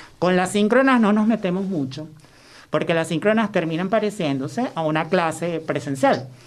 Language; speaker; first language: Spanish; native; Spanish